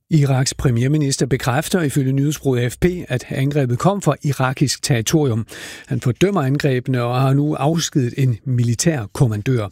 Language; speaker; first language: Danish; native; Danish